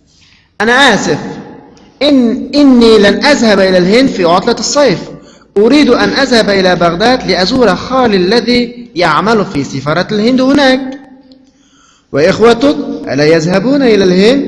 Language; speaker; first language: Arabic; non-native, fluent; Uyghur